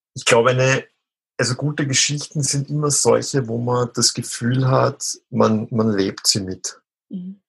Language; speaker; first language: German; native; German